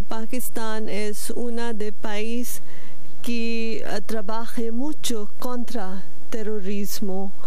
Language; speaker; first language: Spanish; non-native, learner; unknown